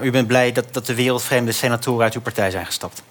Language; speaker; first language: Dutch; native; Dutch